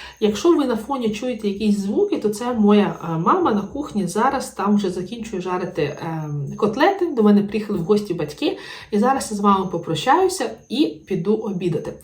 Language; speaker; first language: Ukrainian; native; Ukrainian